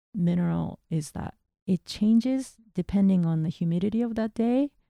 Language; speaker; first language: English; non-native, fluent; Japanese